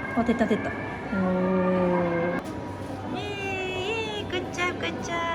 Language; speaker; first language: Japanese; non-native, fluent; Korean